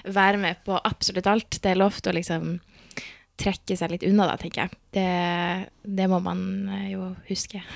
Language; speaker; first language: Norwegian; native; Norwegian